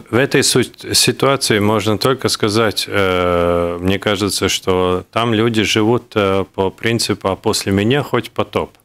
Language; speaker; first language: Russian; non-native, local second language; Latvian